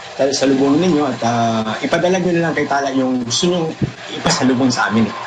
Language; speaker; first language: Filipino; native; Filipino